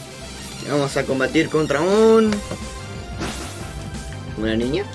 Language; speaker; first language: Spanish; native; Spanish